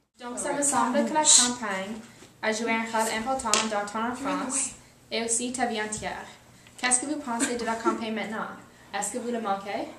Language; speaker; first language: French; non-native, learner; English